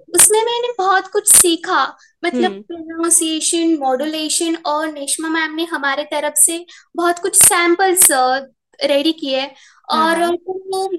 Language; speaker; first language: Hindi; non-native, local second language; Marathi